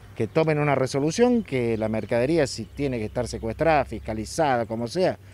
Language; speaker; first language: Spanish; native; Spanish